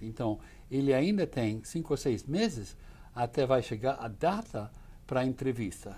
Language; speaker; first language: Portuguese; non-native, fluent; English